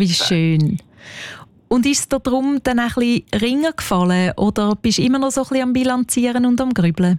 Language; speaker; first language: German; native; German